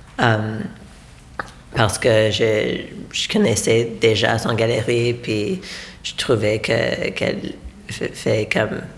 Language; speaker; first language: French; non-native, learner; English